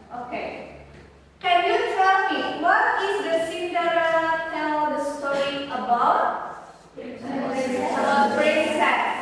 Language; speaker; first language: English; non-native, learner; Indonesian